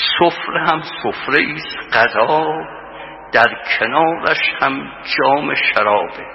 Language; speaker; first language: Persian; native; Persian